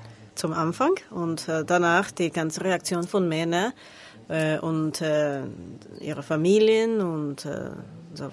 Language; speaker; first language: German; non-native, learner; Spanish